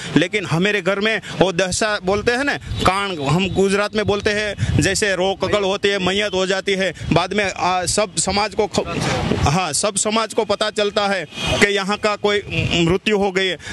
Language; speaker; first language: Hindi; non-native, local second language; Gujarati